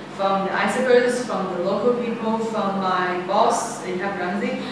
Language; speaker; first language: English; non-native, fluent; Chinese